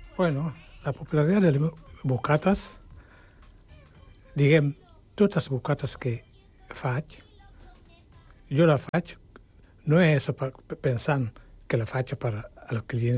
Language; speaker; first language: Catalan; non-native, fluent; Wolof